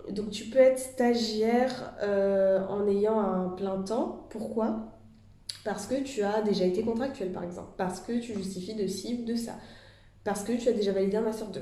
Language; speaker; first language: French; native; French